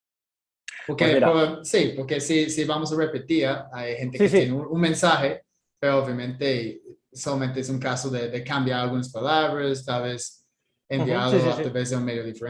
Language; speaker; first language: Spanish; non-native, fluent; English